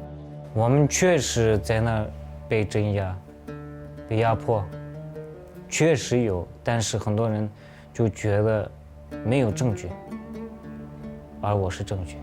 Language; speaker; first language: Chinese; non-native, local second language; Uyghur